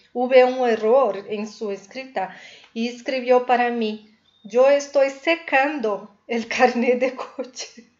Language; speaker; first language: Spanish; non-native, fluent; Portuguese